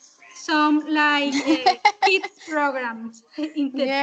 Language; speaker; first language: English; non-native, fluent; Spanish